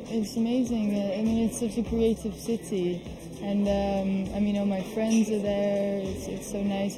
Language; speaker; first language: English; non-native, fluent; Dutch